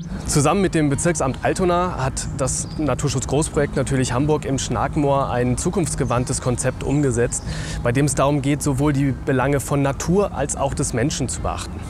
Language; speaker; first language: German; native; German